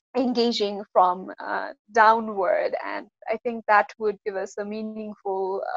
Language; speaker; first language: English; non-native, local second language; Nepali